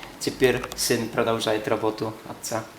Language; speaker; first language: Russian; non-native, fluent; Polish